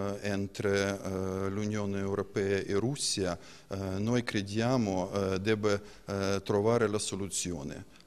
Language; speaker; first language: Italian; non-native, learner; Ukrainian